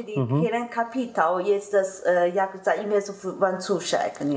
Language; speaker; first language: Polish; non-native, learner; Chinese